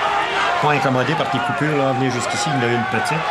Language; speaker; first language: French; native; French